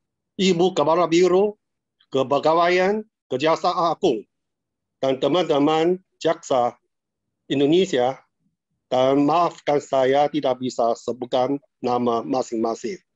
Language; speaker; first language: Indonesian; non-native, fluent; Chinese